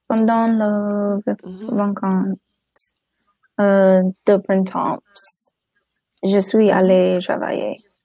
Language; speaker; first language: French; non-native, learner; English